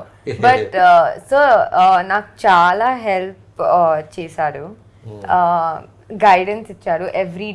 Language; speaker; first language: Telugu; non-native, learner; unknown